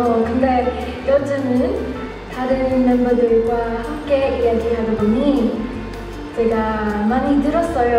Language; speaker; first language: Korean; non-native, learner; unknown